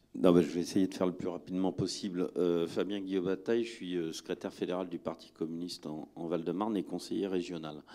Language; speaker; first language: French; native; French